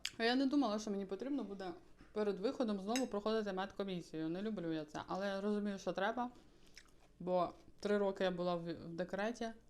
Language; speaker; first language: Ukrainian; native; Ukrainian